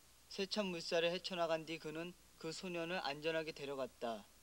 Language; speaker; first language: Korean; native; Korean